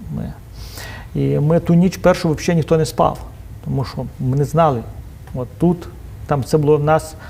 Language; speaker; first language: Ukrainian; non-native, local second language; Russian